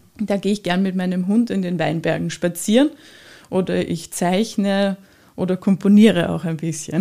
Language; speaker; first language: German; native; German